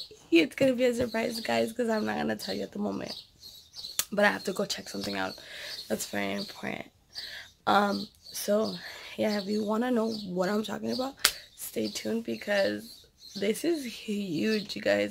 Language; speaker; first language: English; early bilingual, other home language; Spanish